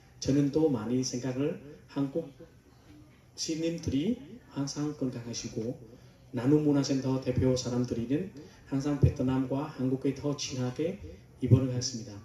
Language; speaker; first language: Korean; non-native, learner; Vietnamese